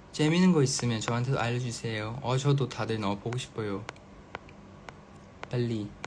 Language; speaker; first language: Korean; non-native, fluent; Thai